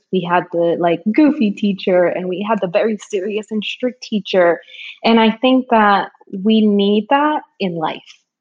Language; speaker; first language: English; early bilingual, other home language; Spanish